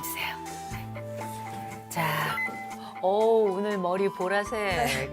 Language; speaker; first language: Korean; native; Korean